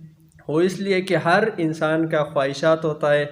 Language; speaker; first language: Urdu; non-native, local second language; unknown